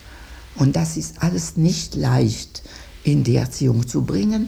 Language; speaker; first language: German; non-native, local second language; French